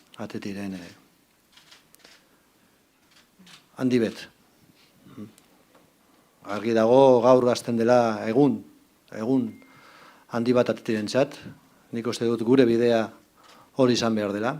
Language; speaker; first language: Basque; non-native, local second language; Spanish